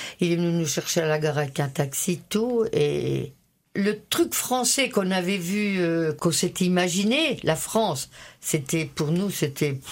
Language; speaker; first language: French; early bilingual, other home language; Italian